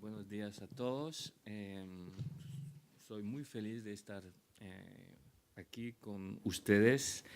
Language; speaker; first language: Spanish; non-native, fluent; French